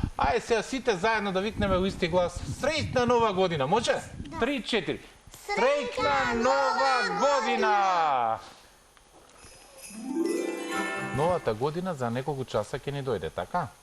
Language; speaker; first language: Macedonian; native; Macedonian